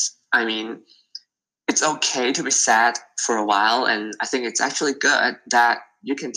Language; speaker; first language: English; non-native, local second language; Cantonese